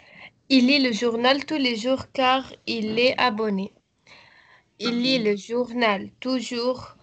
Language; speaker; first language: French; non-native, learner; Arabic